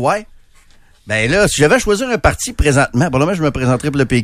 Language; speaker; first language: French; native; French